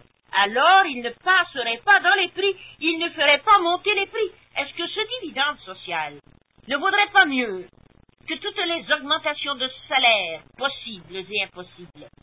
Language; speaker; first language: French; native; French